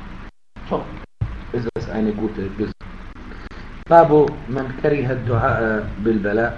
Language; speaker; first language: German; non-native, fluent; Arabic